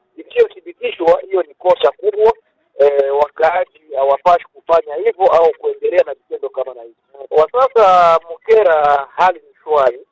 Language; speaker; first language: Swahili; native; Swahili